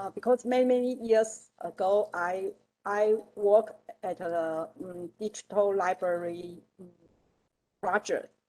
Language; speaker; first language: English; non-native, learner; Chinese